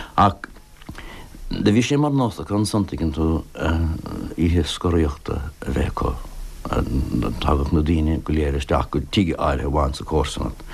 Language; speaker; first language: Irish; non-native, local second language; English